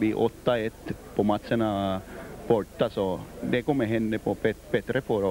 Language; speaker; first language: Swedish; non-native, learner; Finnish